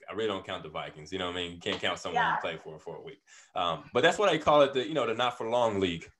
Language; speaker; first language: English; native; English